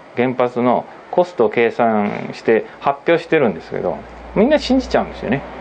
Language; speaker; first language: Japanese; native; Japanese